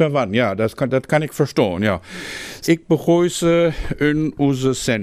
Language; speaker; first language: German; native; German